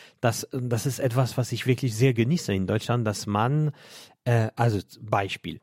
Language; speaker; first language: German; non-native, fluent; French